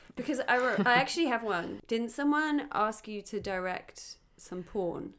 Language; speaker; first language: English; native; English